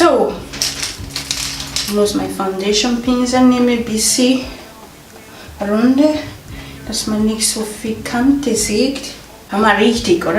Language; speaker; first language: German; non-native, fluent; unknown